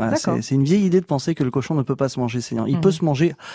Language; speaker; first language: French; native; French